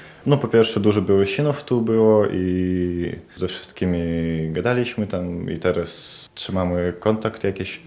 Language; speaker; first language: Polish; non-native, learner; Russian